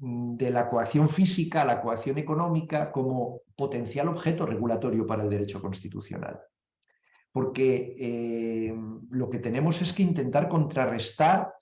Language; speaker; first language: Spanish; native; Spanish